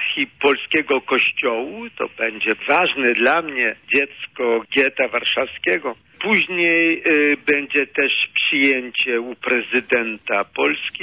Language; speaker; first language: Polish; early bilingual, heritage; Polish